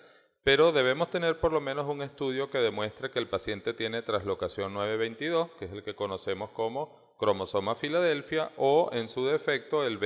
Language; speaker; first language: Spanish; native; Spanish